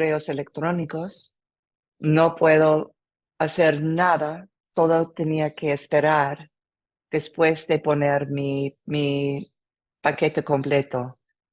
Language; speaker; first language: Spanish; non-native, learner; English